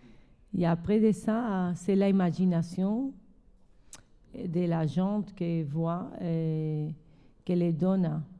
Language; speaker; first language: French; non-native, learner; Spanish